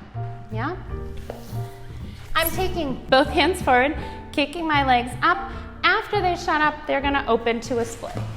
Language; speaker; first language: English; native; English